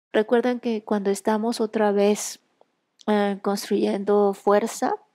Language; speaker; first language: Spanish; native; Spanish